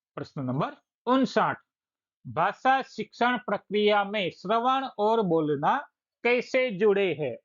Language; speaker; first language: Hindi; non-native, local second language; Gujarati